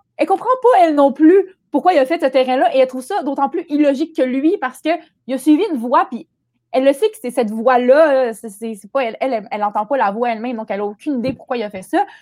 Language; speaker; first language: French; native; French